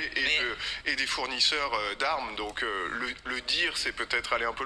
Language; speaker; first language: French; native; French